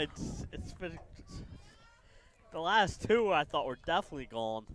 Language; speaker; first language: English; native; English